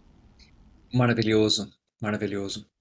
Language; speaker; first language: Portuguese; non-native, fluent; English